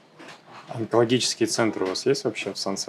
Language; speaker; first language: Russian; native; Russian